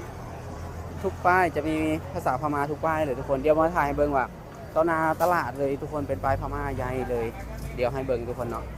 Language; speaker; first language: Thai; non-native, local second language; Northeastern Thai